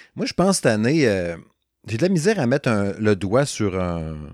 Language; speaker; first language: French; native; French